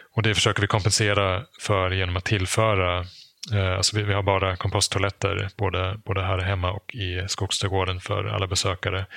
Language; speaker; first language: Swedish; non-native, fluent; German